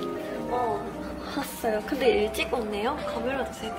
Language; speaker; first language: Korean; non-native, learner; Malay